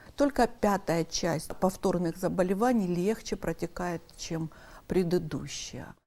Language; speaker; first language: Russian; native; Russian